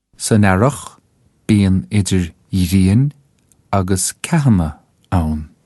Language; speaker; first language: Irish; non-native, local second language; English